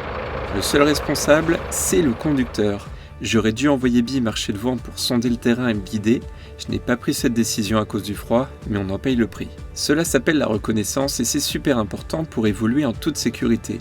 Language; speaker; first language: French; native; French